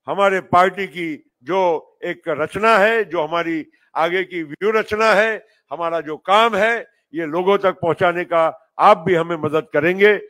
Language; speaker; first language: Hindi; non-native, local second language; Marathi